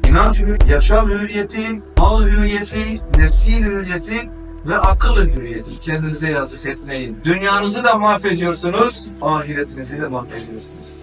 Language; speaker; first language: Turkish; native; Turkish